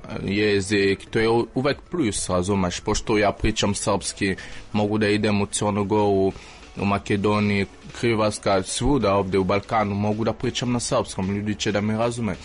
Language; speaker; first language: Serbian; non-native, fluent; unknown